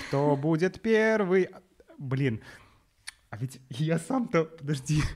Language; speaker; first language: Russian; native; Russian